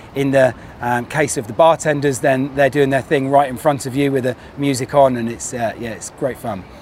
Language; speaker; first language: English; native; English